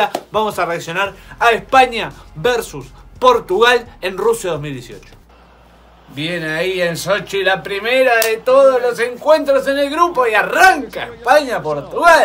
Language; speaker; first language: Spanish; native; Spanish